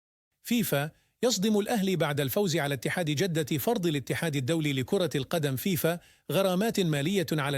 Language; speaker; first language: Arabic; native; Arabic